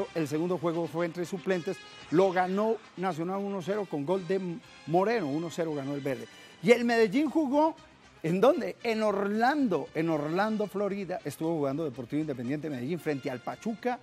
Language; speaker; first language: Spanish; native; Spanish